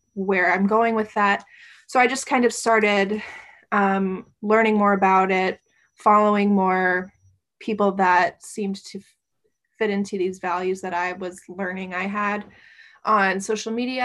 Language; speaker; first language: English; native; English